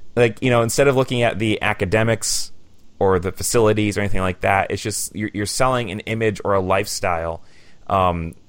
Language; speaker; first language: English; native; English